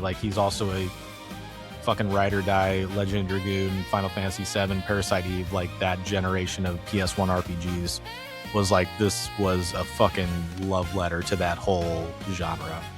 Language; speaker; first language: English; native; English